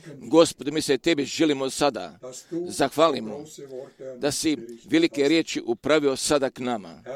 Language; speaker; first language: Croatian; early bilingual, heritage; Croatian